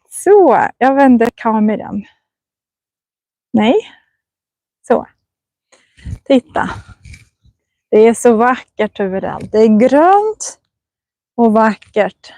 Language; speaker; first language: Swedish; non-native, fluent; Russian